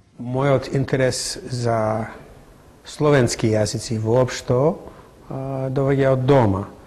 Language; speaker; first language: Macedonian; non-native, fluent; English